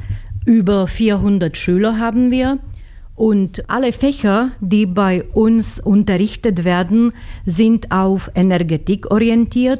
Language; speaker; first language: German; non-native, fluent; Slovak